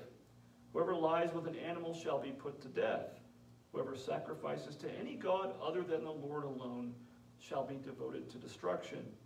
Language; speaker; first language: English; native; English